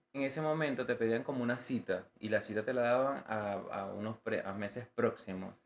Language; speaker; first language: Spanish; native; Spanish